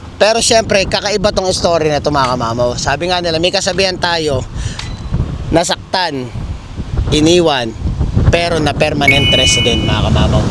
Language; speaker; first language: Filipino; native; Filipino